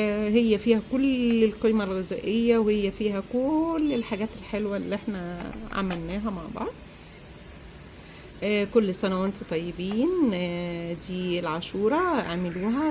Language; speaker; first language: Arabic; native; Arabic